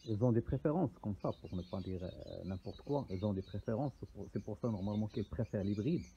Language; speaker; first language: French; non-native, local second language; Arabic